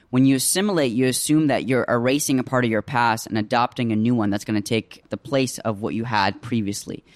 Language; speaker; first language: English; early bilingual, other home language; Arabic